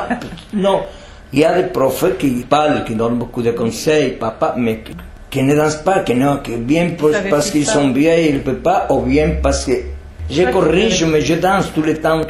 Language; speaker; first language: French; non-native, fluent; Spanish